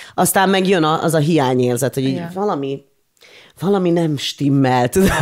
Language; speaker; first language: Hungarian; non-native, fluent; English